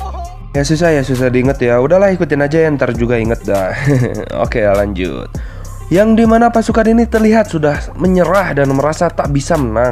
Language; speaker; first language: Indonesian; native; Indonesian